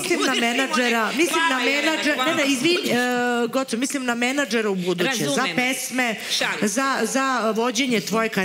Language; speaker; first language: Serbian; native; Serbian